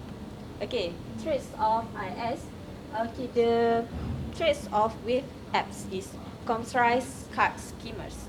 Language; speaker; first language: English; non-native, learner; Malay